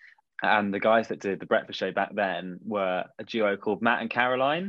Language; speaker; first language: English; native; English